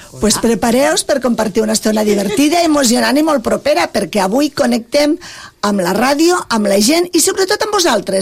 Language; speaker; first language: Catalan; native; Catalan